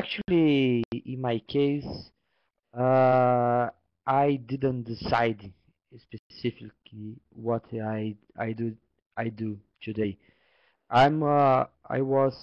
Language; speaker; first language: English; non-native, learner; Portuguese